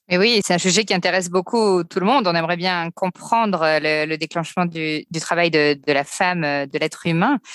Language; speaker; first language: French; native; French